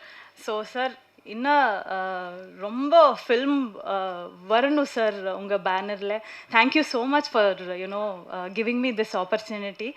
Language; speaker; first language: Tamil; non-native, learner; Kannada